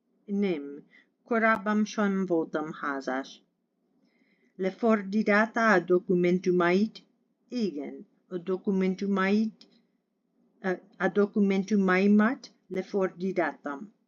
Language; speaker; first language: Hungarian; non-native, learner; English